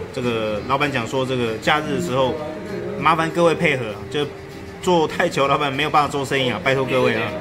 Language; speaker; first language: Chinese; native; Chinese